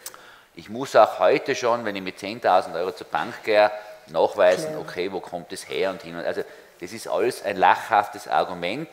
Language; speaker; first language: German; native; German